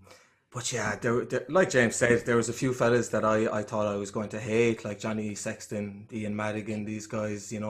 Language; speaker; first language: English; native; English